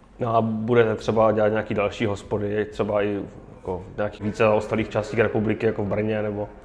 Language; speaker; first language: Czech; native; Czech